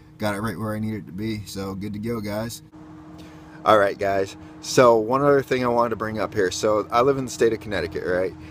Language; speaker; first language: English; native; English